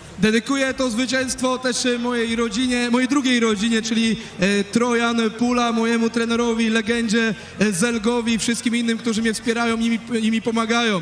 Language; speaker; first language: Polish; native; Polish